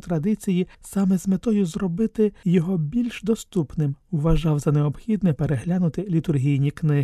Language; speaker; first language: Ukrainian; native; Ukrainian